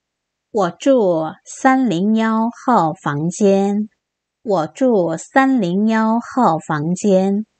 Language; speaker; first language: Chinese; non-native, fluent; Korean